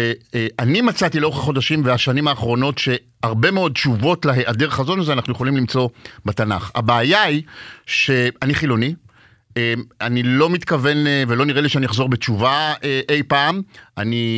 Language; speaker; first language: Hebrew; native; Hebrew